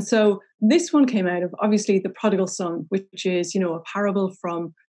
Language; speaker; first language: English; native; English